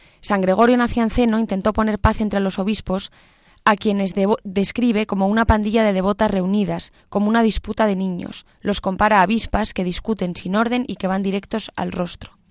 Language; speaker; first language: Spanish; native; Spanish